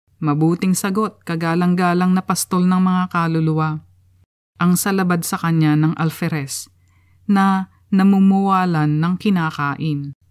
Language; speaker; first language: Filipino; native; Filipino